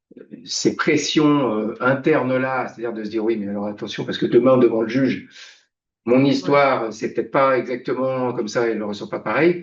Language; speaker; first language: French; native; French